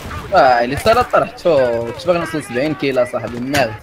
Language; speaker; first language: Arabic; native; Arabic